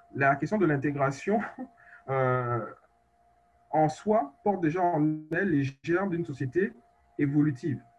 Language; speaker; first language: French; native; French